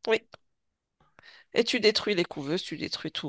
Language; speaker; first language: French; native; French